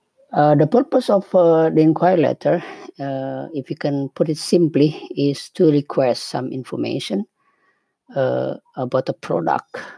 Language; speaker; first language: English; non-native, fluent; Indonesian